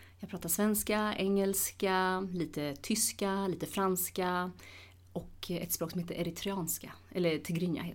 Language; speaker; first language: Swedish; early bilingual, other home language; Tigrinya